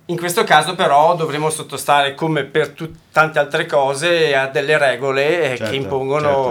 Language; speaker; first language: Italian; native; Italian